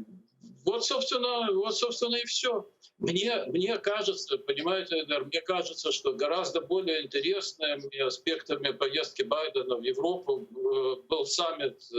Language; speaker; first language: Russian; native; Russian